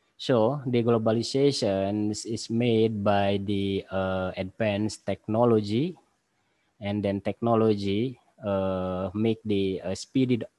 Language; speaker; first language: English; non-native, learner; Indonesian